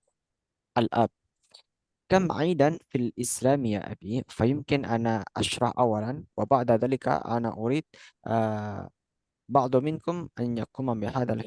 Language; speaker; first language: Arabic; non-native, fluent; Indonesian